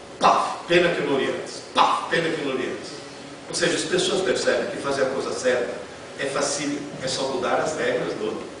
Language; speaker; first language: Portuguese; non-native, fluent; Italian